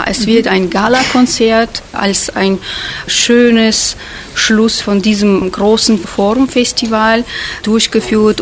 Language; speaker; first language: German; non-native, fluent; Russian